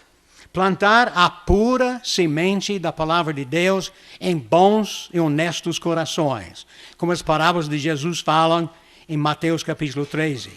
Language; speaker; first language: Portuguese; non-native, fluent; English